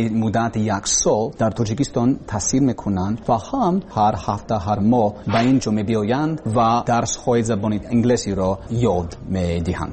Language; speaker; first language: Persian; non-native, learner; English